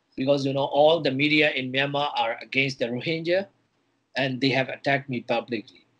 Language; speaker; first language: English; non-native, fluent; Burmese